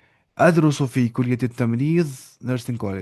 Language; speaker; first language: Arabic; non-native, fluent; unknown